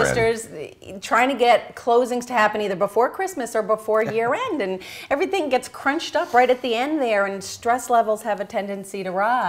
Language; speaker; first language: English; native; English